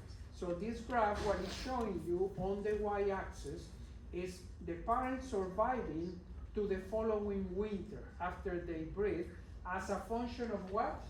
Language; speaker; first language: English; non-native, fluent; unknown